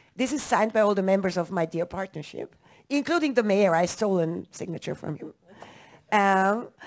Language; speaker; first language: English; non-native, fluent; German